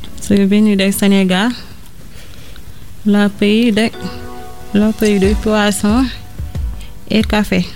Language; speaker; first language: French; non-native, learner; Portuguese